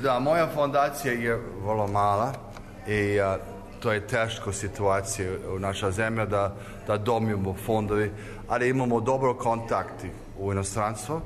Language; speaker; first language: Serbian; early bilingual, heritage; English